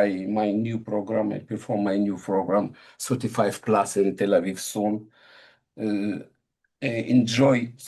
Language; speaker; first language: English; non-native, learner; Russian